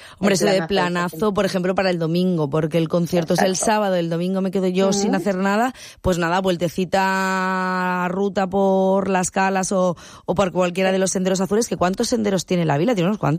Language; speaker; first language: Spanish; native; Spanish